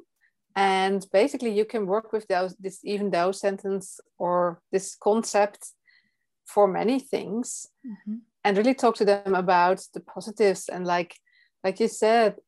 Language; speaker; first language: English; non-native, fluent; Dutch